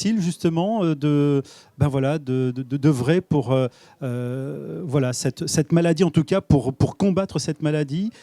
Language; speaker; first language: French; native; French